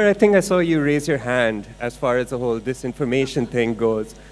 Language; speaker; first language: English; non-native, local second language; Urdu